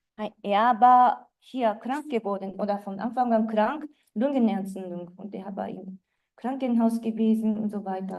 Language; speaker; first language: German; non-native, fluent; Japanese